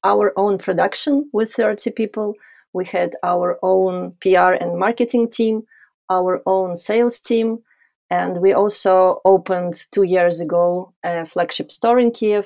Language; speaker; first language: English; non-native, fluent; Ukrainian